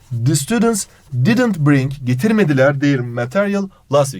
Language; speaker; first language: English; non-native, fluent; Turkish